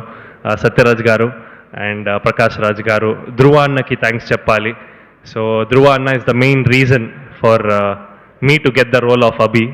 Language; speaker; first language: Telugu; non-native, learner; Kannada